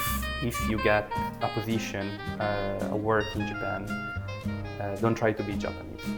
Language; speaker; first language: English; early bilingual, other home language; Italian